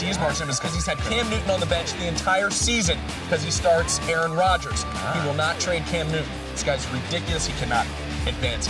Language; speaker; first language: English; native; English